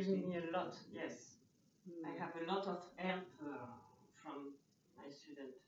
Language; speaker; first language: English; non-native, learner; French